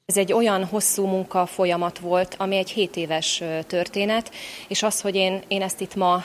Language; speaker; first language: Hungarian; native; Hungarian